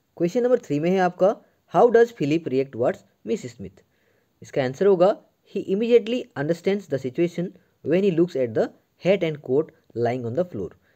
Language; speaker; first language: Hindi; non-native, local second language; Assamese